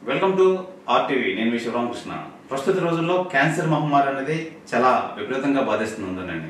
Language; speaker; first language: Telugu; native; Telugu